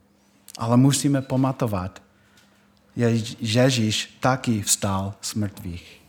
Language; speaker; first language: Czech; non-native, fluent; English